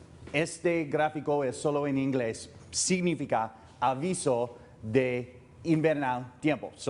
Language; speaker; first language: Spanish; non-native, learner; English